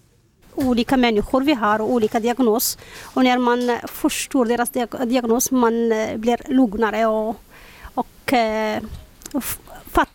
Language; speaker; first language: Swedish; non-native, learner; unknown